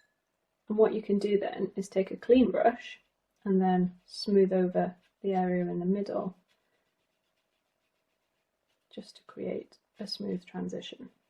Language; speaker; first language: English; native; English